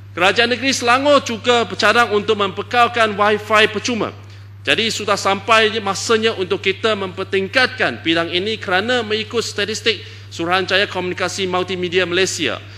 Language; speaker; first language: Malay; non-native, local second language; Chinese